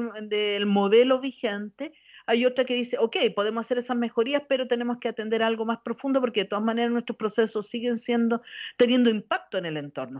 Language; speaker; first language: Spanish; native; Spanish